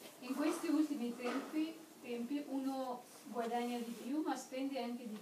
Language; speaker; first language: Italian; non-native, learner; Russian